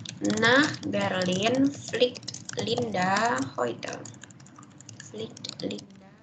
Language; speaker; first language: German; non-native, fluent; Indonesian